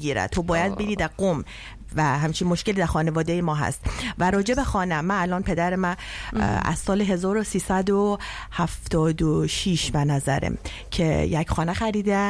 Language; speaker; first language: French; non-native, learner; Persian